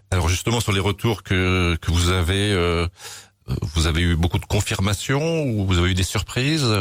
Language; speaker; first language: French; native; French